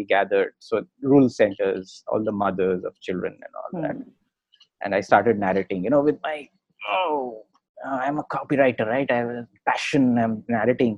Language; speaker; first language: English; non-native, local second language; Hindi